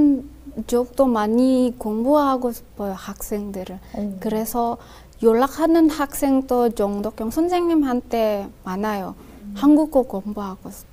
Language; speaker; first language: Korean; non-native, learner; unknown